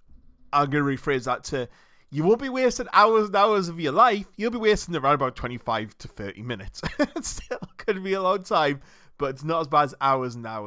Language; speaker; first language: English; native; English